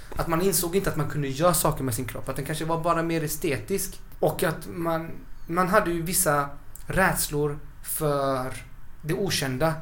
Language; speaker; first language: Swedish; early bilingual, other home language; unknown